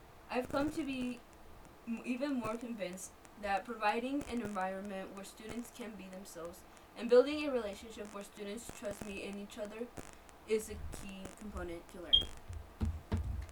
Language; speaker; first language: English; early bilingual, other home language; Spanish